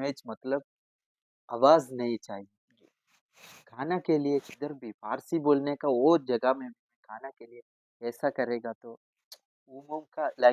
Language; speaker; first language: Hindi; non-native, local second language; Malayalam